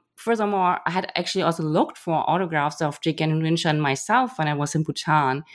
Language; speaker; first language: English; non-native, fluent; German